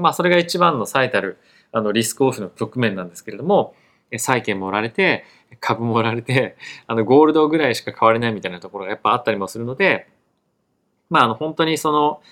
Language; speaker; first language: Japanese; native; Japanese